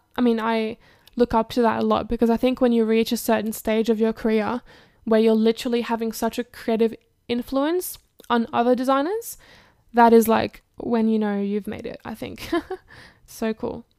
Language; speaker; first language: English; early bilingual, other home language; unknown